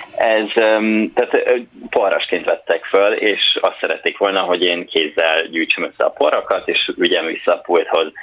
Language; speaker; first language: Hungarian; native; Hungarian